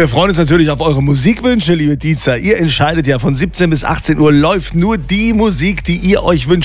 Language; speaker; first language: German; native; German